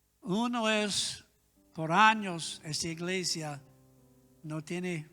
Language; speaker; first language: Spanish; non-native, learner; English